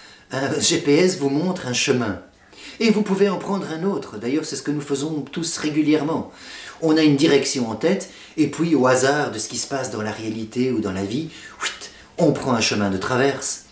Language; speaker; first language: French; native; French